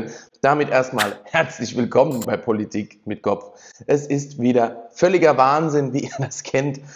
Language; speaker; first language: German; native; German